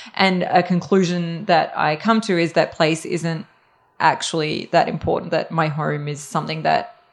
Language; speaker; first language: English; early bilingual, other home language; Serbian